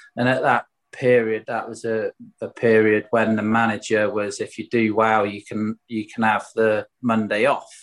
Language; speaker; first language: English; native; English